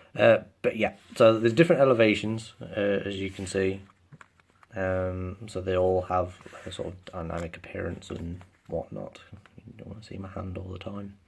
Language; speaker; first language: English; native; English